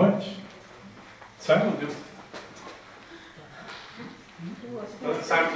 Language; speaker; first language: English; non-native, learner; Portuguese